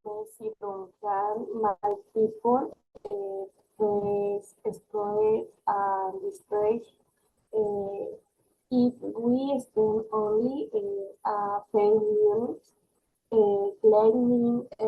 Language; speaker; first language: English; non-native, learner; Spanish